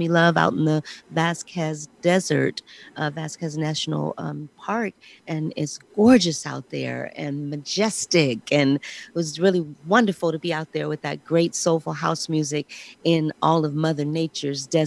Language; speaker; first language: English; native; English